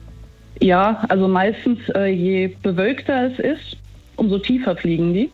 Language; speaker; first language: German; native; German